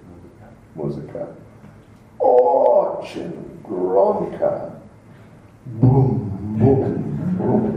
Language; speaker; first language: Russian; non-native, learner; English